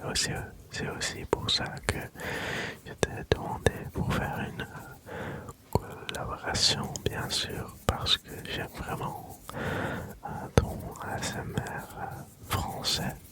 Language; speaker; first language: French; early bilingual, other home language; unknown